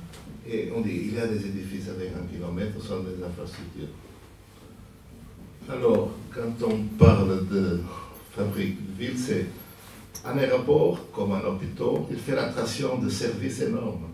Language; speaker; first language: French; non-native, fluent; Portuguese